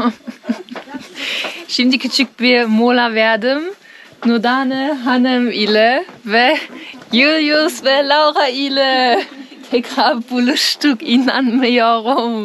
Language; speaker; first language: Turkish; non-native, learner; German